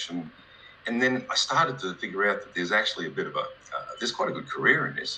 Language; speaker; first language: English; native; English